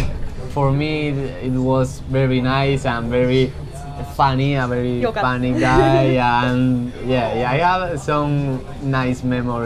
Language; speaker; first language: English; non-native, learner; Spanish